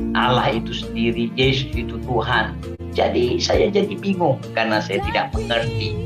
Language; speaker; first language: Indonesian; non-native, local second language; Achinese